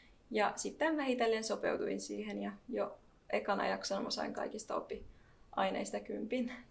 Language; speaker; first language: Finnish; non-native, fluent; Arabic